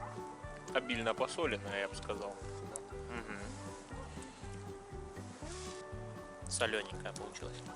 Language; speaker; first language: Russian; native; Russian